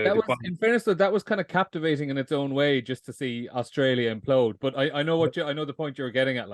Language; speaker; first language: English; native; English